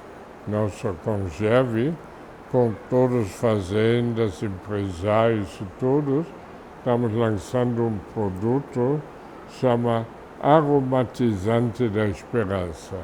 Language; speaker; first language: Portuguese; non-native, fluent; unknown